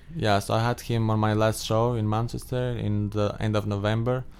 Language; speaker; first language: English; non-native, fluent; Albanian